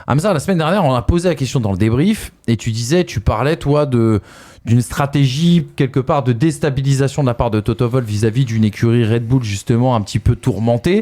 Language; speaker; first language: French; native; French